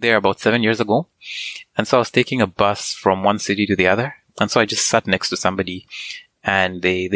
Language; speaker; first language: English; non-native, local second language; Nyanja